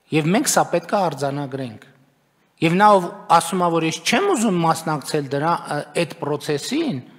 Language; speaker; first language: Armenian; native; Armenian